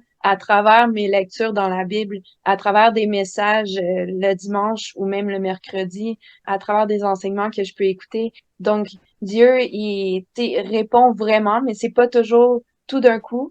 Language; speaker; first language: French; native; French